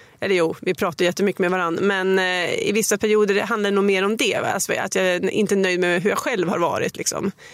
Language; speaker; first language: Swedish; native; Swedish